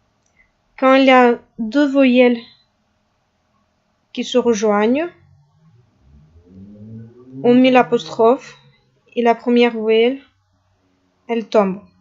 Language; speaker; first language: French; non-native, fluent; Russian